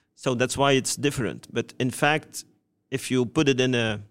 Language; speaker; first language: English; non-native, fluent; Dutch